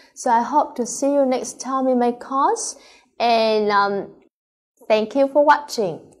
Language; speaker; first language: English; non-native, fluent; Vietnamese